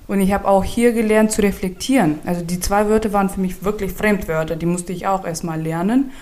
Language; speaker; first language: German; non-native, fluent; Turkmen